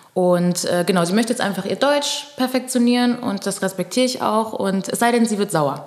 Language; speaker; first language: German; early bilingual, other home language; Portuguese